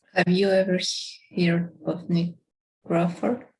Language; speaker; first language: English; non-native, learner; Spanish